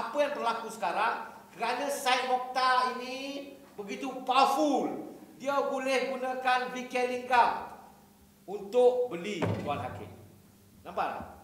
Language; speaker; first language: Malay; native; Malay